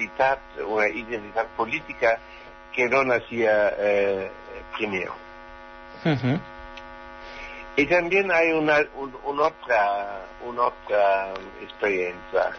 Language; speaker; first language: Spanish; non-native, learner; German